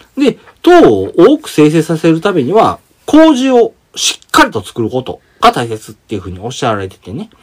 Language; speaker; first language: Japanese; native; Japanese